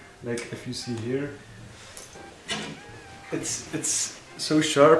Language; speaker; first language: English; non-native, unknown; Dutch